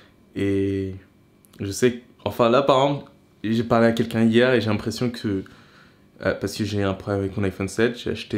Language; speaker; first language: French; native; French